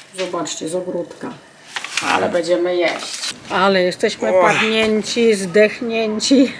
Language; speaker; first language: Polish; native; Polish